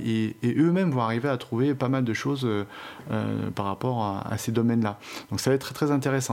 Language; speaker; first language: French; native; French